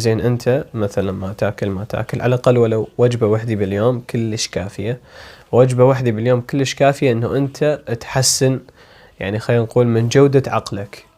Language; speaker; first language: Arabic; native; Arabic